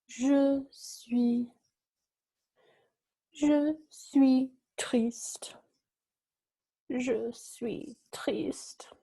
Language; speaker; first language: French; non-native, fluent; English